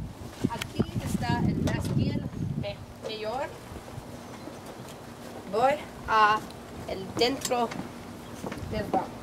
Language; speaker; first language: Spanish; non-native, learner; English